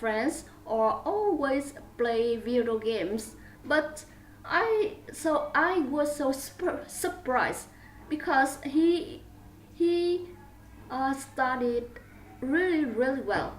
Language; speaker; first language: English; non-native, learner; Vietnamese